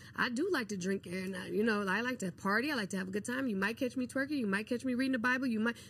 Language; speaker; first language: English; native; English